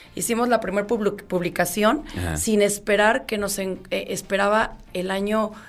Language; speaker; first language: Spanish; native; Spanish